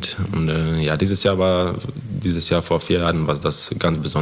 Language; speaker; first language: German; non-native, fluent; Croatian